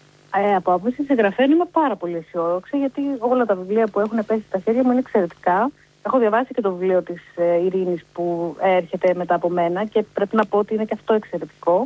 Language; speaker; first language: Greek; native; Greek